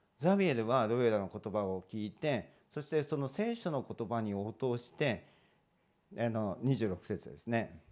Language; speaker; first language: Japanese; native; Japanese